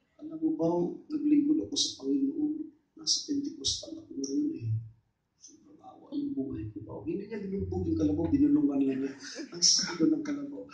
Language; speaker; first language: Filipino; non-native, local second language; Cebuano